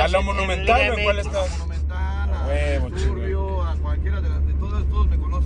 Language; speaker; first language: Spanish; native; Spanish